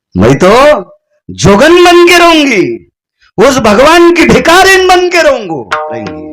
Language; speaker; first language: Hindi; non-native, local second language; Marathi